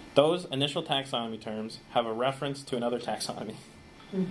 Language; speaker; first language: English; native; English